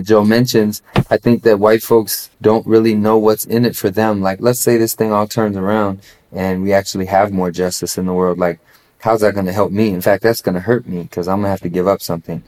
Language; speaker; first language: English; native; English